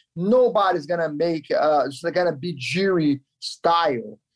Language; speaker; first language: English; non-native, learner; Kyrgyz